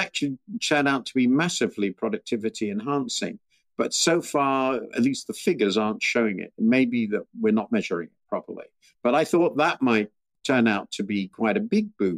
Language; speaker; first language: English; native; English